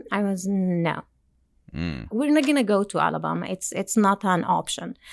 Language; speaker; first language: English; non-native, fluent; Arabic